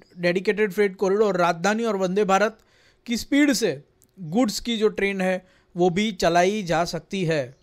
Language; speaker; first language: Hindi; non-native, local second language; Gujarati